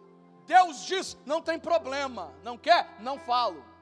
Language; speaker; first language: Portuguese; native; Portuguese